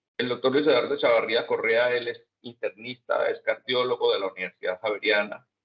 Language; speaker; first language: Spanish; native; Spanish